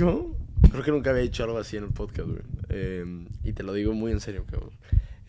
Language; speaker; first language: Spanish; native; Spanish